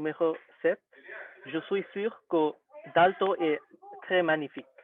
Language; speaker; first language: French; non-native, learner; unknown